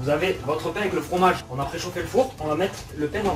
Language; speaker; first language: French; native; French